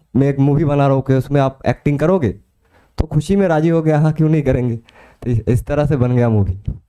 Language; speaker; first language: Hindi; non-native, local second language; Bangla